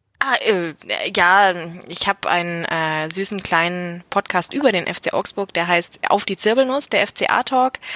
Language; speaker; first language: German; native; German